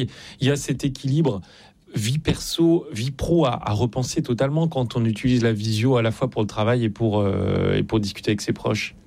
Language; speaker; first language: French; native; French